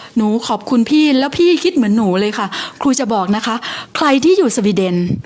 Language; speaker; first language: Thai; native; Thai